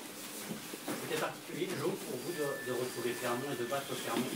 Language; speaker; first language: French; native; French